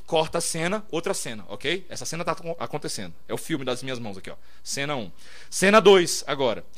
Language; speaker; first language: Portuguese; native; Portuguese